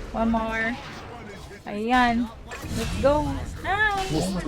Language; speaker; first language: English; non-native, local second language; Filipino